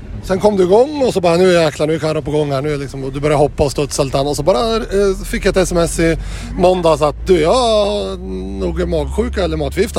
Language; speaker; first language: Swedish; native; Swedish